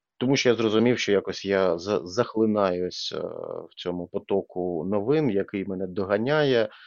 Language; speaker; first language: Ukrainian; non-native, local second language; Russian